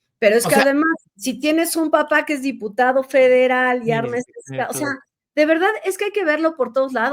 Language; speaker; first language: Spanish; native; Spanish